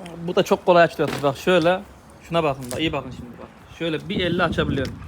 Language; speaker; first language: Turkish; early bilingual, heritage; Turkish